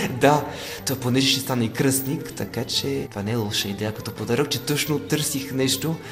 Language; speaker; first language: Bulgarian; non-native, fluent; French